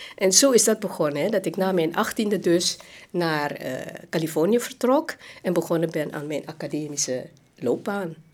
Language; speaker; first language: Dutch; non-native, local second language; Hakka Chinese